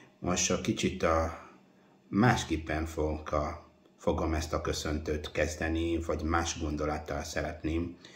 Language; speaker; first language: Hungarian; non-native, fluent; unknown